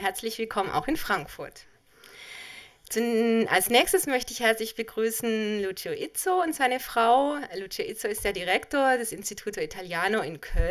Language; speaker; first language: German; native; German